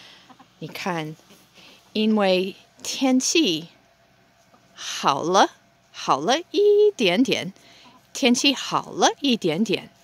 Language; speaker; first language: Chinese; non-native, fluent; English